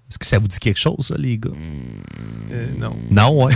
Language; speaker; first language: French; native; French